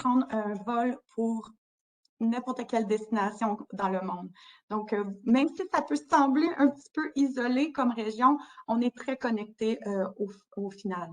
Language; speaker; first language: French; native; French